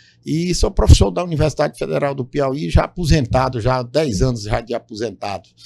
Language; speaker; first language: Portuguese; native; Portuguese